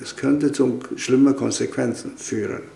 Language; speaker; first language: German; non-native, fluent; Chinese